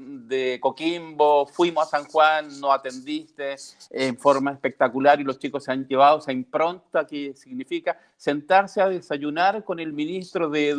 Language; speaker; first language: Spanish; native; Spanish